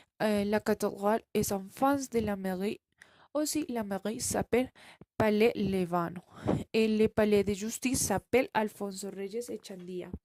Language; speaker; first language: French; non-native, learner; Spanish